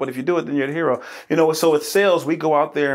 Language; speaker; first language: English; native; English